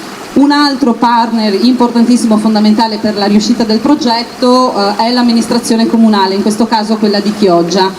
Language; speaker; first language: Italian; native; Italian